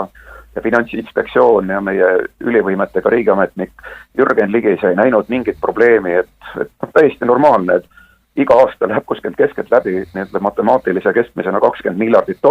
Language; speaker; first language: Estonian; native; Estonian